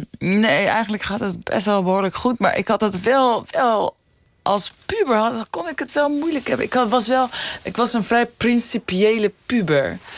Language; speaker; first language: Dutch; early bilingual, other home language; Persian